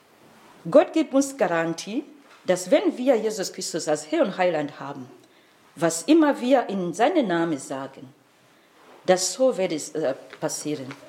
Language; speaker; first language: German; non-native, fluent; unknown